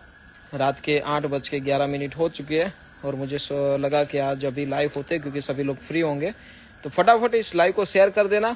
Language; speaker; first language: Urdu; non-native, local second language; Gujarati